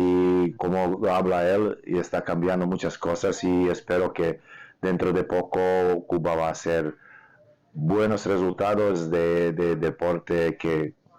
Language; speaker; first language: Spanish; non-native, learner; Serbian